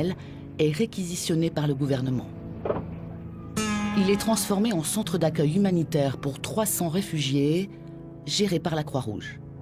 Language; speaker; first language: French; native; French